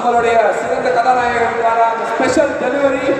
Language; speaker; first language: Tamil; native; Tamil